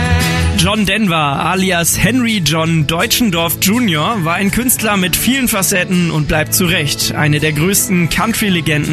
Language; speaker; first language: German; native; German